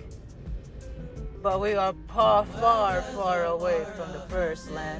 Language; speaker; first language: English; non-native, local second language; Cebuano